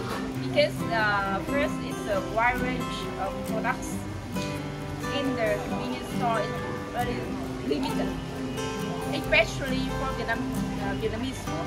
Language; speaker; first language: English; non-native, fluent; Vietnamese